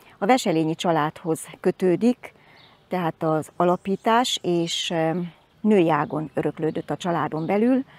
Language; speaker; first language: Hungarian; native; Hungarian